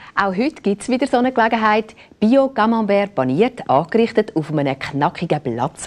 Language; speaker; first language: German; native; German